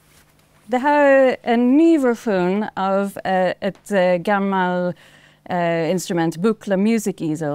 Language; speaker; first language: Swedish; non-native, fluent; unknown